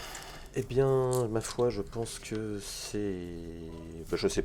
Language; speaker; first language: French; native; French